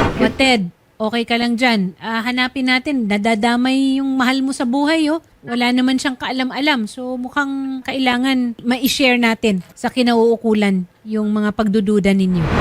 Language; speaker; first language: Filipino; native; Filipino